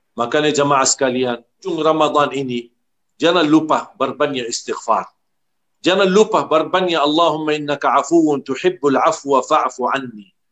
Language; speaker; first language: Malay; non-native, fluent; Arabic